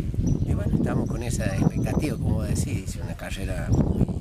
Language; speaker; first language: Spanish; native; Spanish